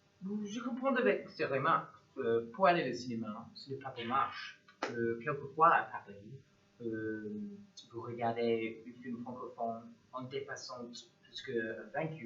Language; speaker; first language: French; non-native, learner; English